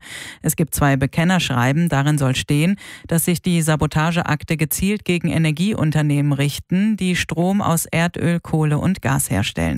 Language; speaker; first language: German; native; German